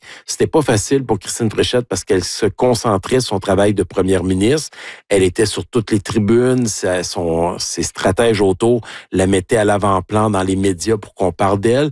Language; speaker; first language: French; native; French